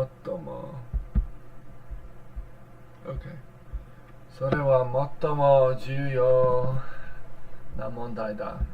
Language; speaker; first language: Japanese; non-native, learner; English